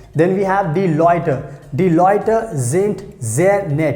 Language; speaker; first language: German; non-native, fluent; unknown